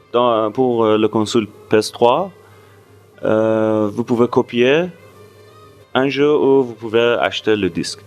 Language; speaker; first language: French; non-native, fluent; Persian